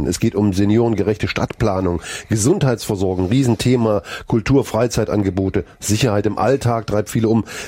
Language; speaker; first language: German; native; German